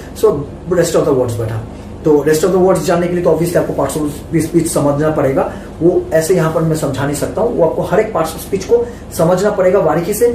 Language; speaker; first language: Hindi; non-native, local second language; Bangla